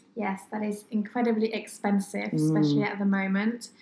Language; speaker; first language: English; non-native, fluent; French